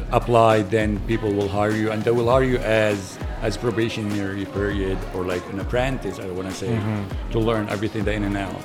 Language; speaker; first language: English; non-native, fluent; Arabic